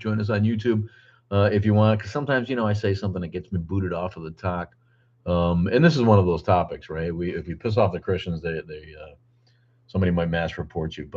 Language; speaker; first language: English; native; English